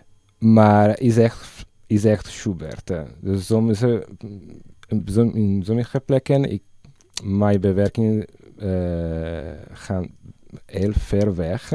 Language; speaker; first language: Dutch; non-native, learner; Italian